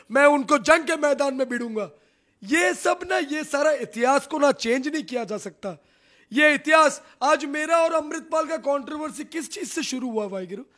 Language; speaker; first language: Hindi; non-native, local second language; Punjabi